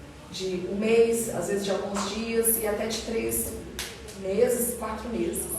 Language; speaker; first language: Portuguese; native; Portuguese